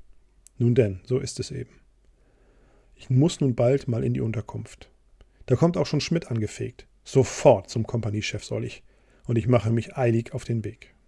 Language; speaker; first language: German; native; German